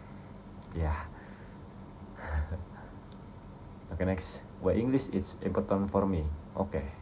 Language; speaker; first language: English; non-native, learner; Indonesian